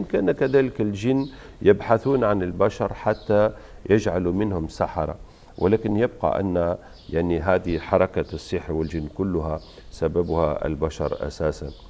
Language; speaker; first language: Arabic; native; Arabic